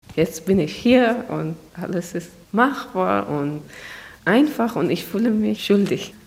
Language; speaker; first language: German; non-native, learner; Persian